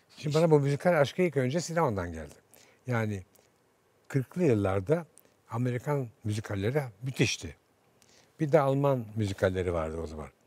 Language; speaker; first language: Turkish; native; Turkish